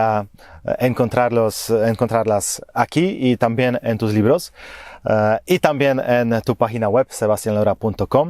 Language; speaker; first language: Spanish; non-native, fluent; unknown